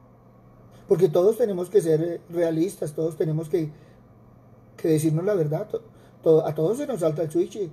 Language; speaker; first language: Spanish; native; Spanish